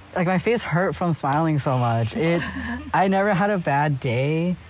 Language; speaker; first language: English; early bilingual, other home language; Spanish